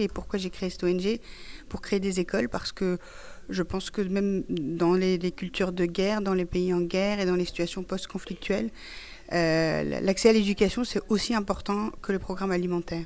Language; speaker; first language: French; early bilingual, other home language; Persian